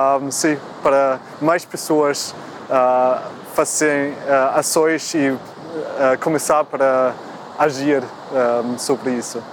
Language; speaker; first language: Portuguese; non-native, fluent; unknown